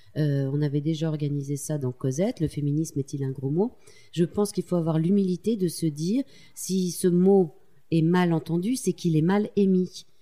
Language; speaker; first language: French; native; French